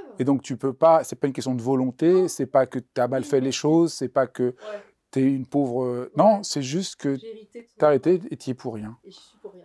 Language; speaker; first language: French; native; French